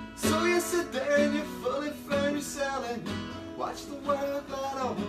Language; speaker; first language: English; native; English